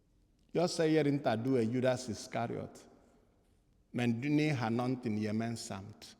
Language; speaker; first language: Swedish; non-native, fluent; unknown